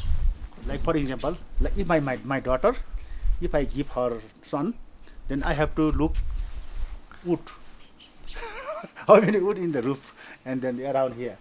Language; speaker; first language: English; non-native, learner; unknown